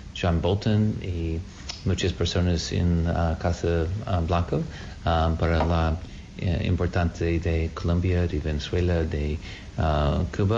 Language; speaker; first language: Spanish; non-native, learner; English